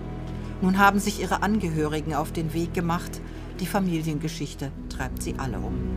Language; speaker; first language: German; native; German